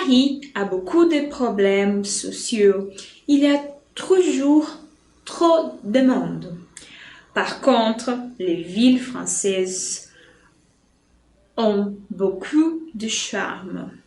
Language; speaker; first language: French; non-native, fluent; Portuguese